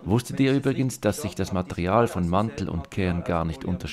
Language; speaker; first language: German; native; German